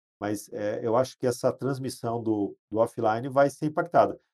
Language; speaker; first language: Portuguese; native; Portuguese